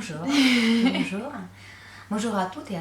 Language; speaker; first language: French; non-native, fluent; Russian